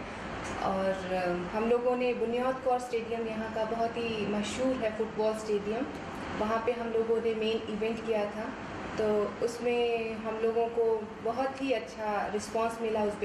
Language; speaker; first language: Hindi; native; Hindi